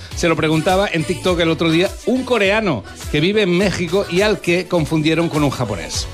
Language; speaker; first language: Spanish; native; Spanish